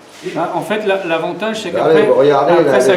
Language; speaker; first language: French; native; French